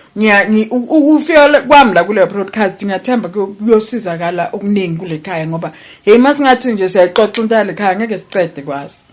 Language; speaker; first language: Zulu; native; Zulu